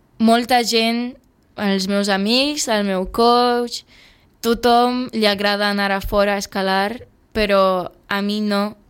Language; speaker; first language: Catalan; early bilingual, other home language; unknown